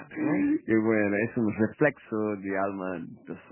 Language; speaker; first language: Spanish; non-native, fluent; Portuguese